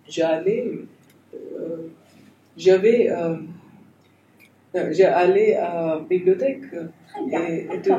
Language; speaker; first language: French; non-native, learner; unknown